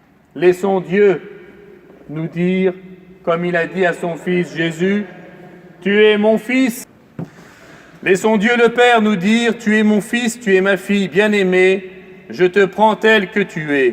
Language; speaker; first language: French; native; French